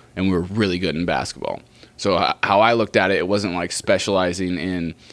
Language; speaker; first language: English; native; English